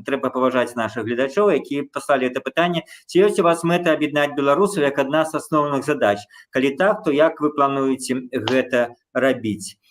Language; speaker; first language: Belarusian; native; Belarusian